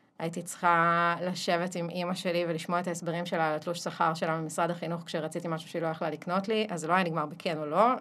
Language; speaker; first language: Hebrew; early bilingual, other home language; Russian